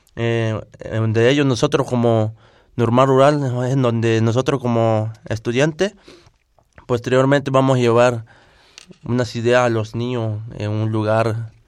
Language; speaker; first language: Spanish; non-native, local second language; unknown